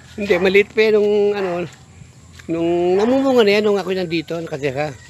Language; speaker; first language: Filipino; native; Filipino